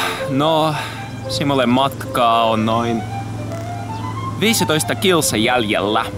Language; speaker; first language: Finnish; non-native, fluent; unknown